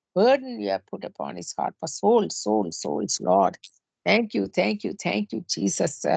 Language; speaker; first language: English; non-native, local second language; Tamil